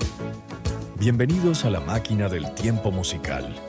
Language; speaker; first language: Spanish; native; Spanish